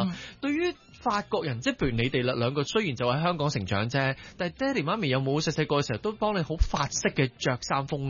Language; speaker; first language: Cantonese; native; Cantonese